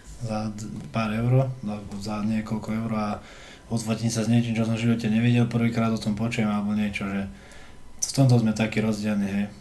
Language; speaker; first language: Slovak; early bilingual, heritage; Slovak